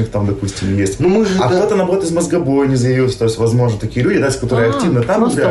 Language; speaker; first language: Russian; native; Russian